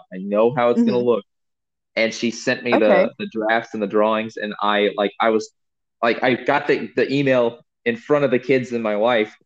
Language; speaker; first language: English; native; English